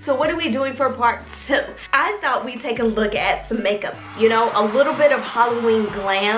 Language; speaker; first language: English; native; English